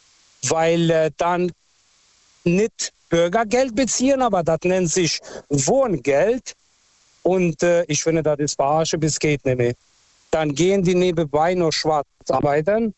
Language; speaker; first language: German; non-native, fluent; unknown